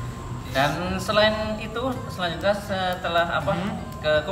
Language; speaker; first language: Indonesian; native; Indonesian